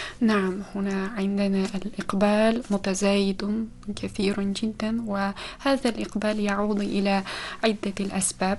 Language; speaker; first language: Arabic; non-native, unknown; Uzbek